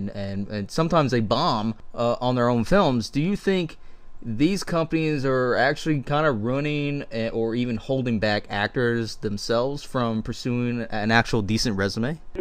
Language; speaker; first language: English; native; English